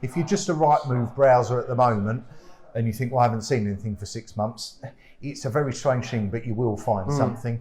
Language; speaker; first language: English; native; English